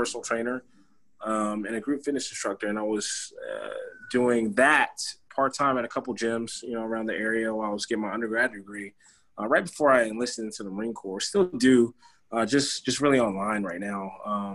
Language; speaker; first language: English; native; English